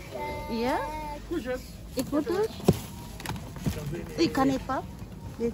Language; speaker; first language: Dutch; non-native, learner; Indonesian